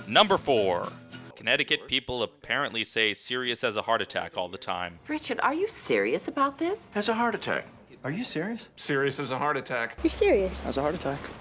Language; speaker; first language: English; native; English